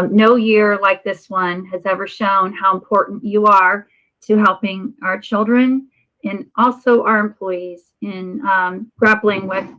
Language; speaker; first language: English; native; English